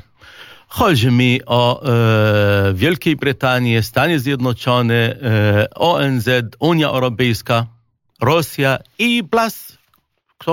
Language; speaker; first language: Polish; non-native, fluent; Arabic